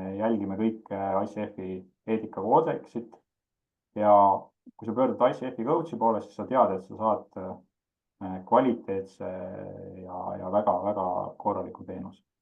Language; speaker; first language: Estonian; native; Estonian